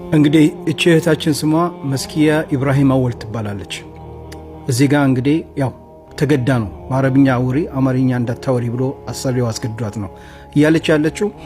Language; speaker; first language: Amharic; native; Amharic